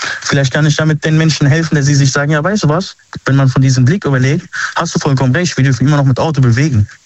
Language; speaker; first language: German; early bilingual, other home language; Arabic